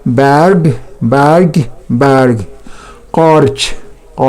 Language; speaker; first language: Persian; non-native, fluent; Urdu